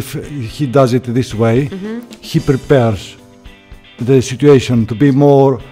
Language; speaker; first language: English; non-native, learner; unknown